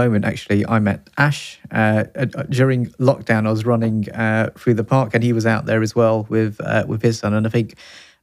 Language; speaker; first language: English; native; English